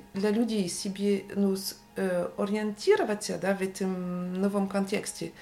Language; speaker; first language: Russian; non-native, fluent; French